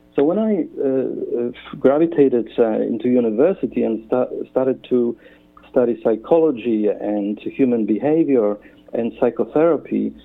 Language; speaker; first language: English; non-native, fluent; Polish